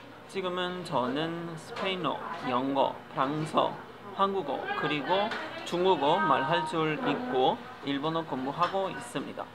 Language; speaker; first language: Korean; non-native, learner; Spanish